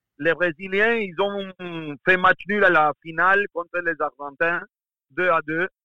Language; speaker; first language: French; non-native, fluent; Spanish